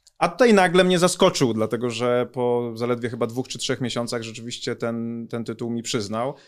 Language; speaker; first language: Polish; native; Polish